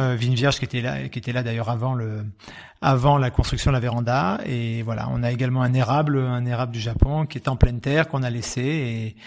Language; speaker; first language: French; native; French